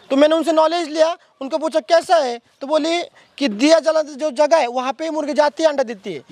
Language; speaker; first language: Hindi; non-native, local second language; Marathi